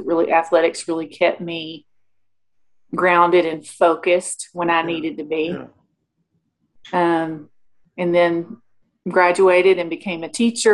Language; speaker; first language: English; native; English